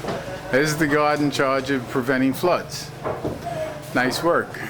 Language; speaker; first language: English; native; English